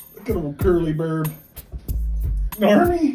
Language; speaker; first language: English; native; English